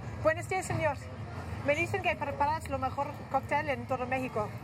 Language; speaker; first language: Spanish; non-native, learner; English